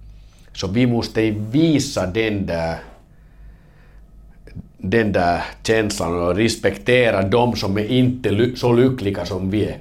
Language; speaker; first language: Swedish; non-native, fluent; Finnish